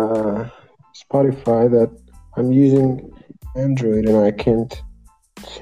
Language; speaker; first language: English; non-native, learner; Persian